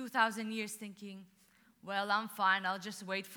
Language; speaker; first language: English; non-native, fluent; Russian